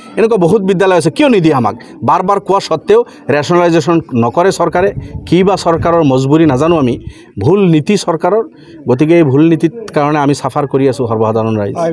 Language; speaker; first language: Assamese; non-native, local second language; Bangla